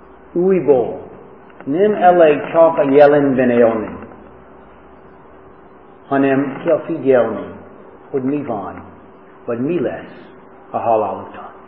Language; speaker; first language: Hungarian; non-native, fluent; English